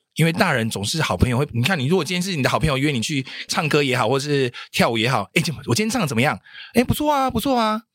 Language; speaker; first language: Chinese; native; Chinese